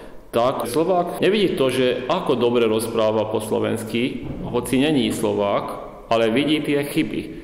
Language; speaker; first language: Slovak; non-native, local second language; Hungarian